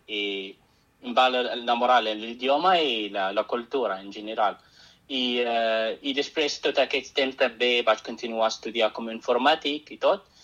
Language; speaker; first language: Catalan; non-native, fluent; Arabic